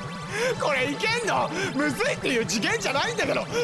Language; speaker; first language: Japanese; native; Japanese